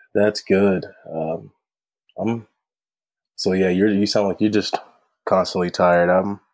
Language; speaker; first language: English; native; English